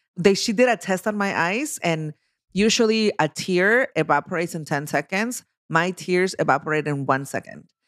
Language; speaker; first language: English; non-native, fluent; Spanish